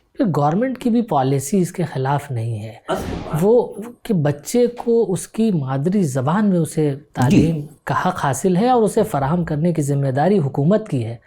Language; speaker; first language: Urdu; native; Urdu